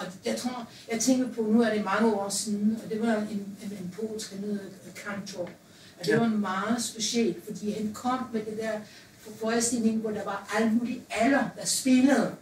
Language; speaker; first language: Danish; non-native, fluent; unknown